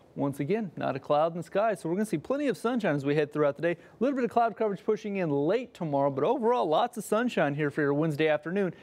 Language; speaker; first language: English; native; English